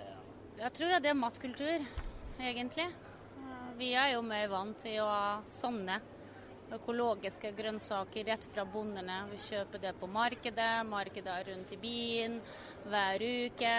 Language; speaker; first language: Norwegian; non-native, fluent; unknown